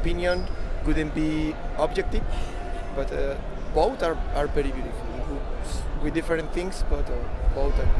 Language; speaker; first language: English; non-native, learner; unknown